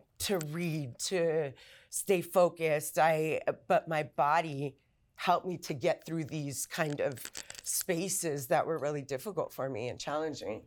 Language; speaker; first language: English; native; English